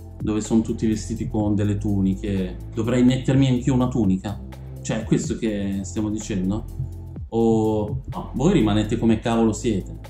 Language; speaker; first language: Italian; early bilingual, other home language; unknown